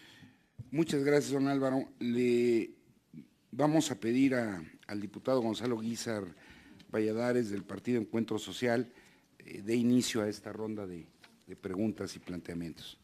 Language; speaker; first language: Spanish; native; Spanish